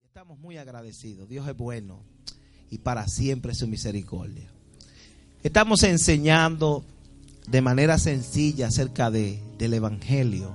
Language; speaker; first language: Spanish; native; Spanish